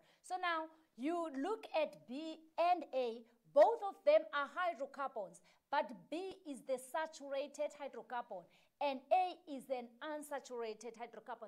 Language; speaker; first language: English; non-native, local second language; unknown